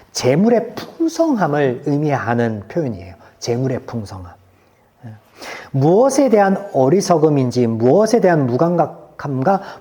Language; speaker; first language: Korean; native; Korean